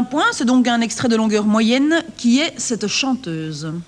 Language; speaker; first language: French; native; French